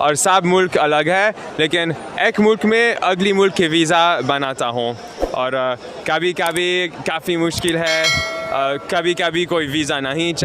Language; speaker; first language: Hindi; non-native, learner; German